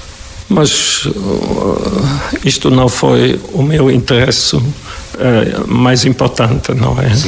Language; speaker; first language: Portuguese; non-native, fluent; German